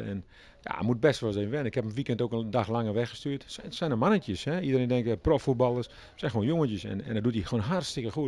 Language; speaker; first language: Dutch; native; Dutch